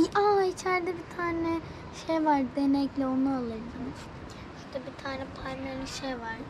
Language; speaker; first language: Turkish; native; Turkish